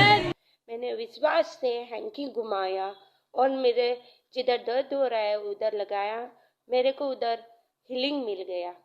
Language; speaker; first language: Hindi; non-native, local second language; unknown